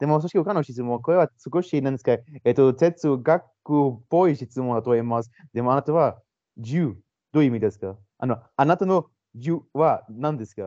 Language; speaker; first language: Japanese; non-native, learner; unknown